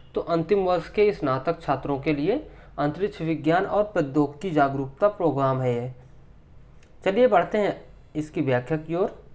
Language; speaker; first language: Hindi; native; Hindi